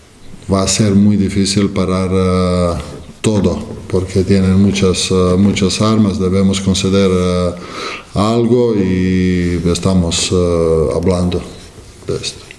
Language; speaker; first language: Spanish; non-native, fluent; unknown